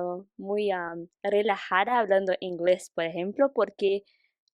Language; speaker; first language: Spanish; non-native, fluent; Portuguese